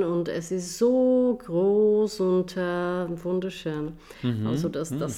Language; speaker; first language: German; non-native, fluent; Czech